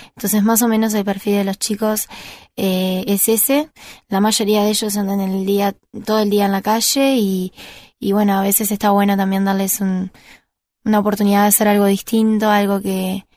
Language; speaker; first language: Spanish; non-native, fluent; Portuguese